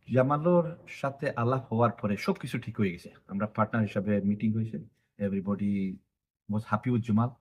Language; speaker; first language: Bangla; early bilingual, heritage; Bangla